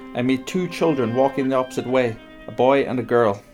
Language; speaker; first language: English; native; English